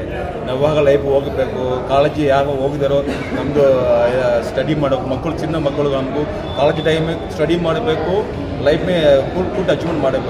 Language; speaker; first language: Kannada; non-native, learner; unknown